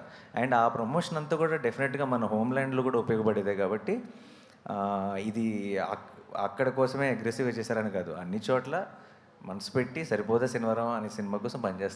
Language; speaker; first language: Telugu; native; Telugu